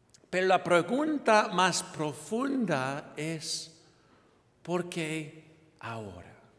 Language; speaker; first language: Spanish; non-native, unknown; English